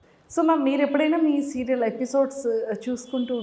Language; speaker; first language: Telugu; native; Telugu